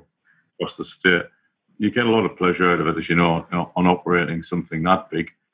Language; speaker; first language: English; native; English